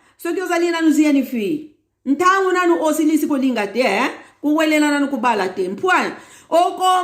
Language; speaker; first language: Lingala; non-native, local second language; Kongo